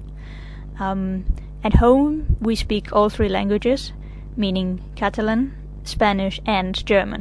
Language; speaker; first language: English; non-native, fluent; Catalan